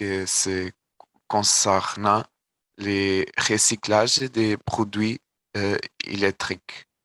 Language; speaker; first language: French; non-native, learner; Portuguese